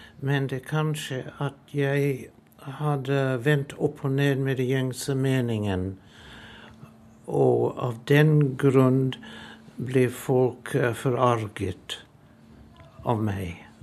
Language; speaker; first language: Norwegian; non-native, fluent; English